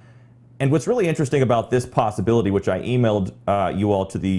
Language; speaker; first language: English; native; English